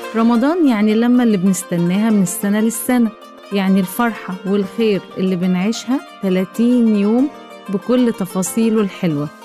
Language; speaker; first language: Arabic; native; Arabic